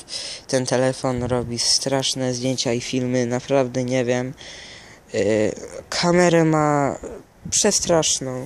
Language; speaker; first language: Polish; early bilingual, heritage; Polish